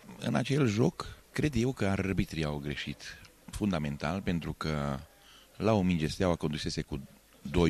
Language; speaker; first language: Romanian; non-native, local second language; Hungarian